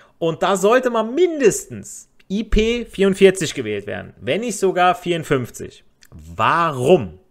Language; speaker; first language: German; native; German